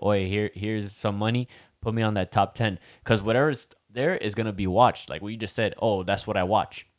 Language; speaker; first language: English; early bilingual, other home language; Spanish